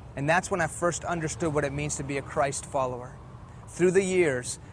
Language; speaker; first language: English; early bilingual, other home language; Persian